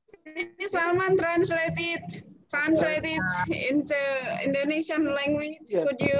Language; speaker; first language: English; non-native, fluent; Indonesian